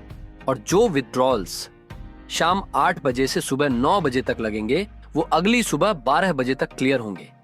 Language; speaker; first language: Hindi; native; Hindi